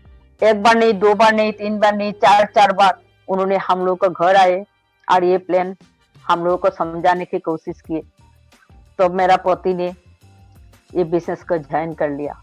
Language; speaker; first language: Hindi; non-native, local second language; Bangla